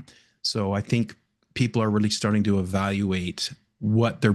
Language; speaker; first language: English; native; English